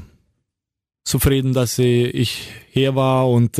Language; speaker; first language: German; non-native, learner; Norwegian